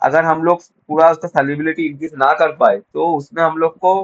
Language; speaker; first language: Hindi; non-native, local second language; Bangla